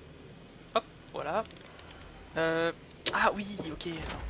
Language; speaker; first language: French; native; French